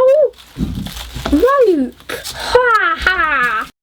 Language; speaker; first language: English; native; English